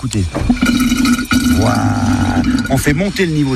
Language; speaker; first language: French; native; French